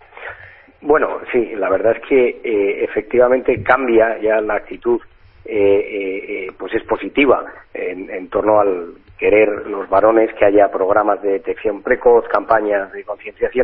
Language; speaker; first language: Spanish; native; Spanish